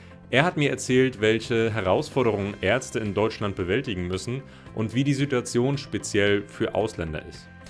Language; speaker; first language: German; native; German